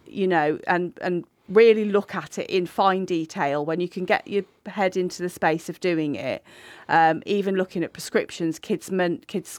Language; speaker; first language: English; native; English